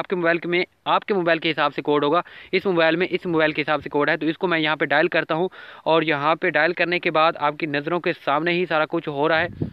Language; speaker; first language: Urdu; non-native, local second language; Punjabi